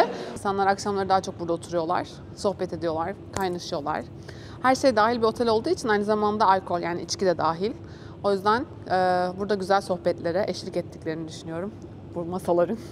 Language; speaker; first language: Turkish; native; Turkish